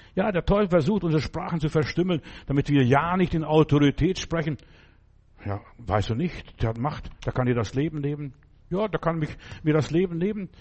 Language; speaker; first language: German; non-native, fluent; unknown